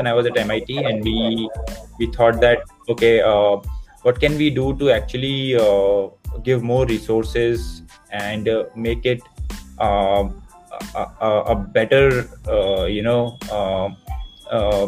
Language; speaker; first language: English; non-native, local second language; Hindi